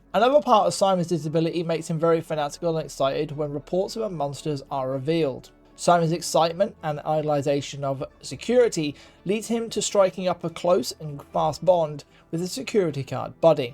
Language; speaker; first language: English; native; English